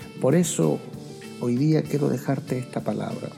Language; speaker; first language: Spanish; native; Spanish